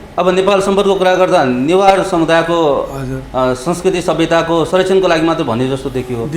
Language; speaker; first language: Nepali; non-native, local second language; Newari